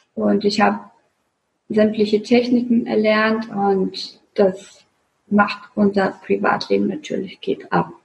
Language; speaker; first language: German; non-native, fluent; Russian